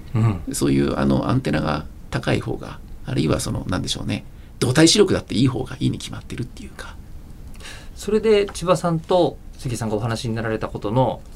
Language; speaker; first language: Japanese; native; Japanese